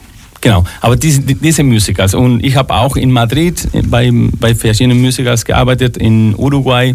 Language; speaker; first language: German; non-native, fluent; Spanish